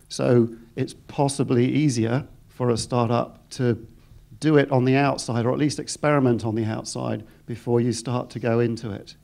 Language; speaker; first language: English; native; English